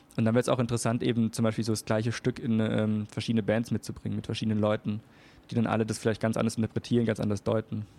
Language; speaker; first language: German; native; German